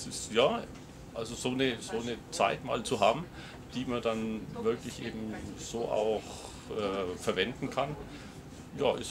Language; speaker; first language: German; native; German